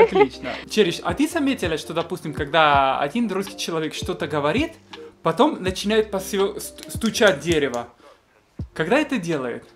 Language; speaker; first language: Russian; non-native, fluent; Spanish